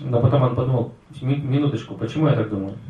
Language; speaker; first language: Russian; native; Russian